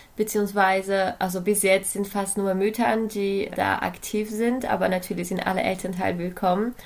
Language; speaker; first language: German; non-native, fluent; Portuguese